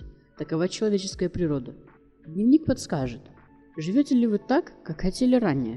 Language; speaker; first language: Russian; native; Russian